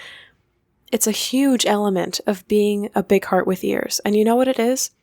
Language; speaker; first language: English; native; English